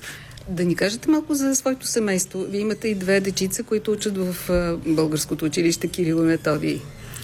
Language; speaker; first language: Bulgarian; native; Bulgarian